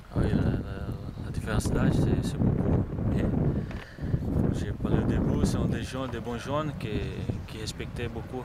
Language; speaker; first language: French; non-native, fluent; Portuguese